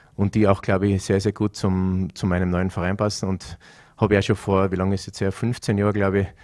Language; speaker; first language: German; native; German